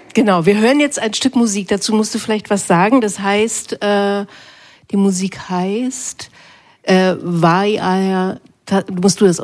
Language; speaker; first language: German; native; German